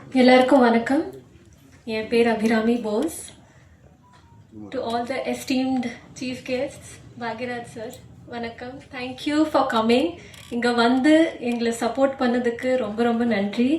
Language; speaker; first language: Tamil; non-native, local second language; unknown